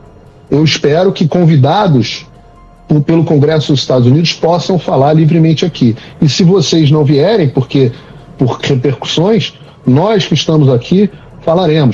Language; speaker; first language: Portuguese; native; Portuguese